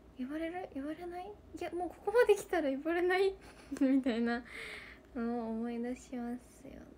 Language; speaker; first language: Japanese; native; Japanese